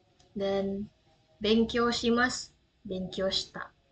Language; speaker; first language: Japanese; non-native, learner; Indonesian